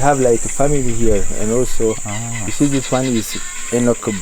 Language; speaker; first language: English; non-native, learner; Sango